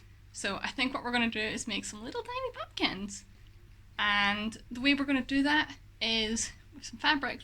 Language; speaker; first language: English; native; English